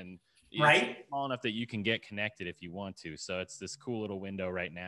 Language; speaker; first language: English; native; English